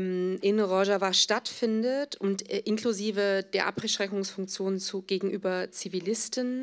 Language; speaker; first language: German; native; German